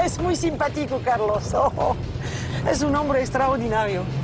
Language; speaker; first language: Spanish; non-native, learner; French